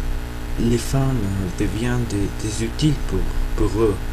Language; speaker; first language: French; non-native, fluent; Spanish